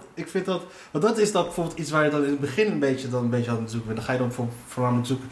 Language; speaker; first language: Dutch; early bilingual, other home language; Riffian